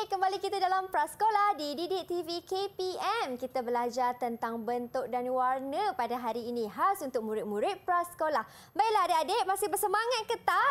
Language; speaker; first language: Malay; native; Malay